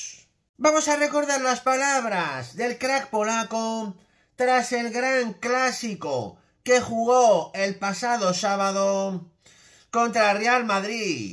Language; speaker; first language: Spanish; native; Spanish